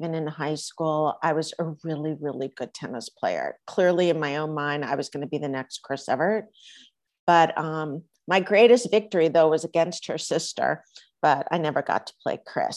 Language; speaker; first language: English; native; English